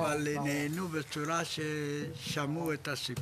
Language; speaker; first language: Hebrew; non-native, fluent; Polish